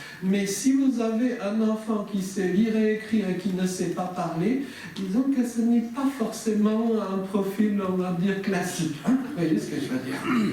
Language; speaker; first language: French; native; French